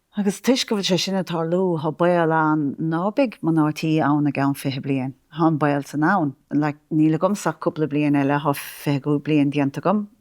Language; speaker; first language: Irish; native; Irish